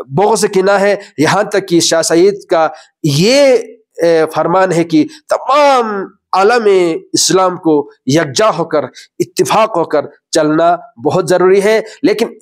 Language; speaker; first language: Urdu; non-native, local second language; Balti